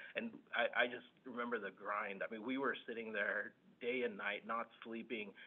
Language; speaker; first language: English; early bilingual, other home language; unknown